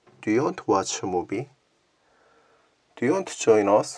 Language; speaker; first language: English; non-native, learner; Korean